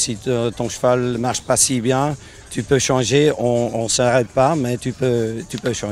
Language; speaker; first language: French; non-native, fluent; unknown